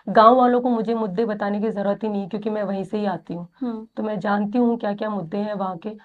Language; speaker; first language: Hindi; native; Hindi